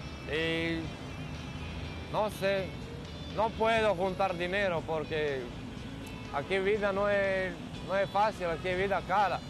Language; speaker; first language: Spanish; non-native, learner; Serbian